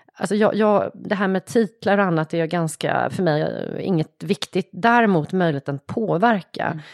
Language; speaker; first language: Swedish; native; Swedish